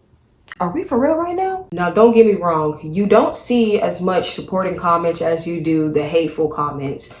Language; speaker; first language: English; native; English